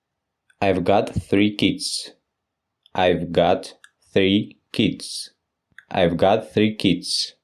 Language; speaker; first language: English; non-native, fluent; Russian